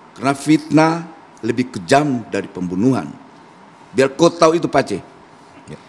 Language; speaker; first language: Indonesian; native; Indonesian